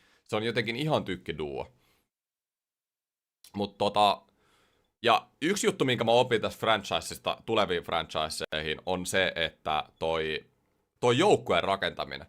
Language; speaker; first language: Finnish; native; Finnish